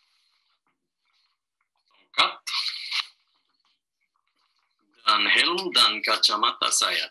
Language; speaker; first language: Indonesian; non-native, learner; German